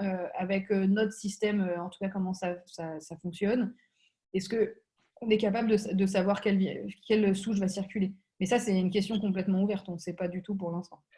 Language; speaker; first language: French; native; French